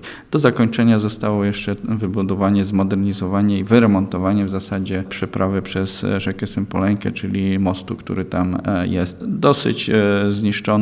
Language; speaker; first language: Polish; native; Polish